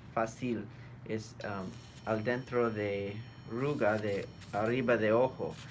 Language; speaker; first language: Spanish; non-native, learner; English